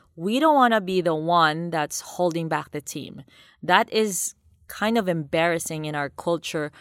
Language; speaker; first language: English; non-native, local second language; Cebuano